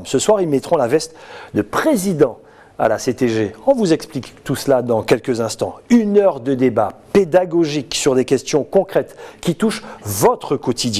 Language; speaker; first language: French; native; French